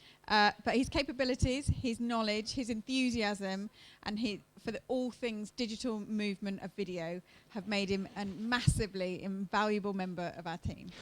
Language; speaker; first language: English; native; English